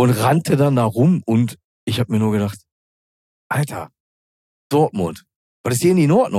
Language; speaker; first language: German; native; German